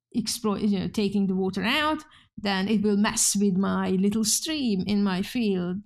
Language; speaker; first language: English; non-native, fluent; Hungarian